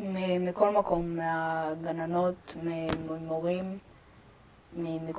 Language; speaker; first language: Hebrew; early bilingual, other home language; Amharic